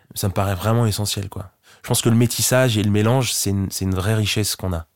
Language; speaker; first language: French; native; French